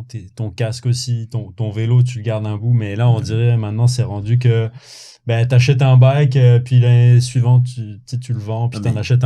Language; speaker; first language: French; native; French